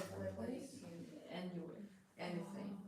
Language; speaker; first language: English; non-native, fluent; Chinese